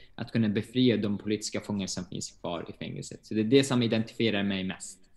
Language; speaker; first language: Swedish; non-native, fluent; Arabic